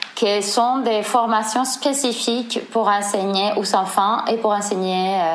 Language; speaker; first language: French; non-native, fluent; Spanish